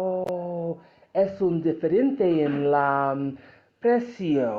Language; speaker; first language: Spanish; non-native, learner; English